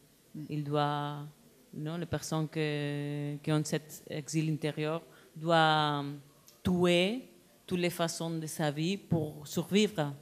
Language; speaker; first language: French; non-native, learner; Spanish